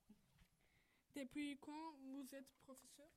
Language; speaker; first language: French; non-native, learner; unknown